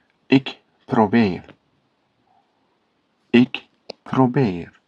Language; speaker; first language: Dutch; non-native, learner; Kurdish